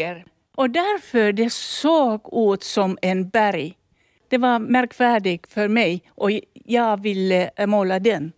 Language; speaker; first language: Swedish; non-native, local second language; Finnish